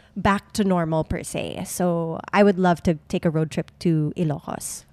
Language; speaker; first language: English; non-native, local second language; Filipino